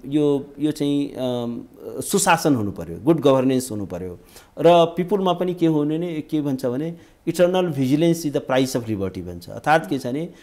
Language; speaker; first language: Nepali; native; Nepali